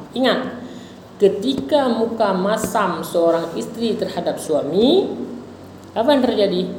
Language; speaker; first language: Indonesian; non-native, local second language; Achinese